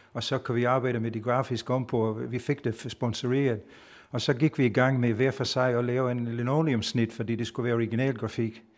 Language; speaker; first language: Danish; non-native, fluent; Italian